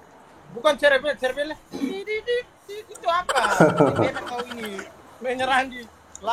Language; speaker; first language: Indonesian; non-native, local second language; Tetum